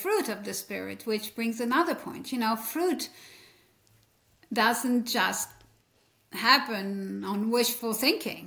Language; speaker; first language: English; non-native, fluent; French